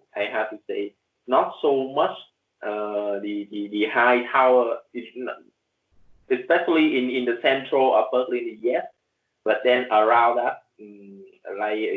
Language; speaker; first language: English; non-native, learner; Vietnamese